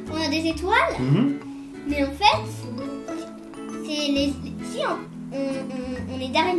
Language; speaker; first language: French; early bilingual, heritage; French